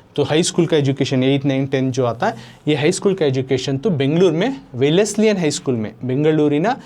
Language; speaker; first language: Hindi; non-native, local second language; Kannada